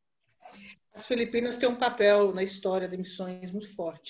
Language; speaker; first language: Portuguese; native; Portuguese